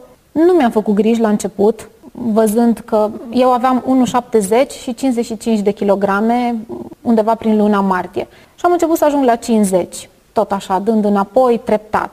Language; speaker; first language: Romanian; native; Romanian